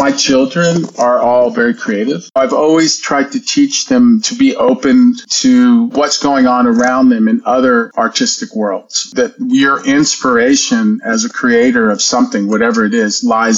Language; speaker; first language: English; native; English